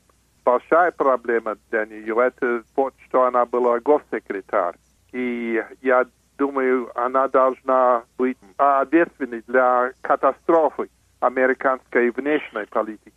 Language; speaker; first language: Russian; non-native, fluent; English